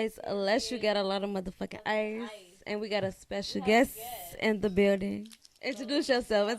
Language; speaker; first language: English; native; English